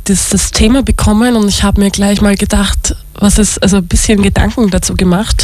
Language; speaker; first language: German; native; German